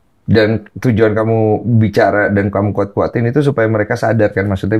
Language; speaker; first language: Indonesian; native; Indonesian